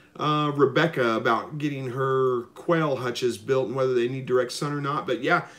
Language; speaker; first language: English; native; English